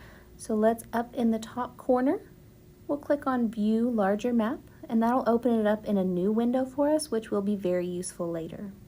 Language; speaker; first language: English; native; English